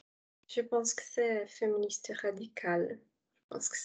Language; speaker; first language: French; non-native, learner; Portuguese